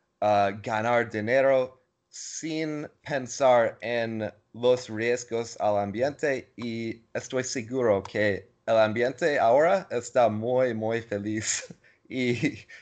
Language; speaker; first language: Spanish; non-native, learner; English